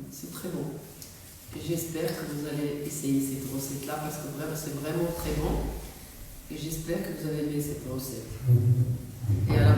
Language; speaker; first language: French; non-native, local second language; Arabic